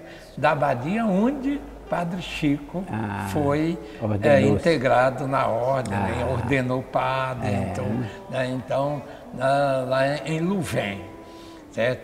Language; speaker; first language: Portuguese; native; Portuguese